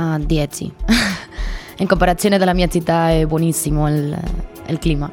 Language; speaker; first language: Italian; non-native, learner; Spanish